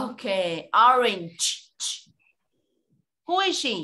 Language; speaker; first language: English; non-native, fluent; Vietnamese